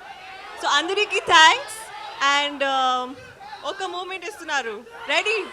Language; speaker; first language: Telugu; non-native, learner; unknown